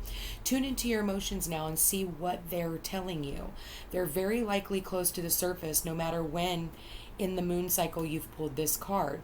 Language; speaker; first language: English; native; English